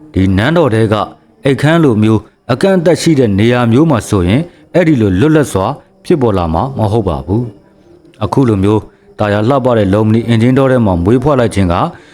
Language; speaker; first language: Burmese; native; Burmese